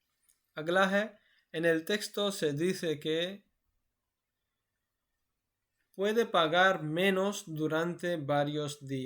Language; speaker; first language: Spanish; non-native, learner; Urdu